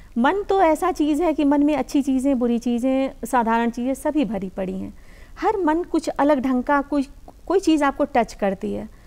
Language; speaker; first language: Hindi; native; Hindi